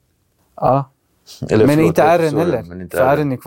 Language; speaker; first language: Swedish; early bilingual, other home language; Arabic